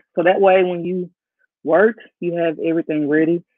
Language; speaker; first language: English; native; English